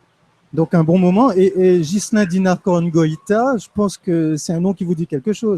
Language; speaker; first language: French; native; French